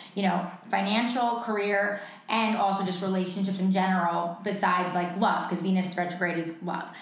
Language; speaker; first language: English; native; English